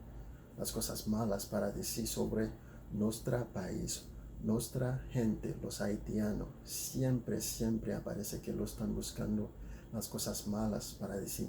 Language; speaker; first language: Spanish; non-native, fluent; Haitian Creole